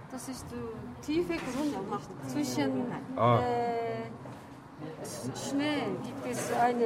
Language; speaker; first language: German; non-native, learner; Japanese